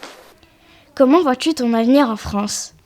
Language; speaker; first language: French; native; French